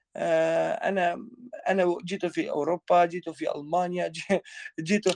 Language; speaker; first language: Arabic; non-native, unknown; Albanian